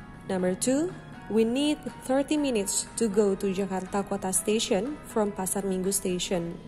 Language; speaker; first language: English; non-native, fluent; Indonesian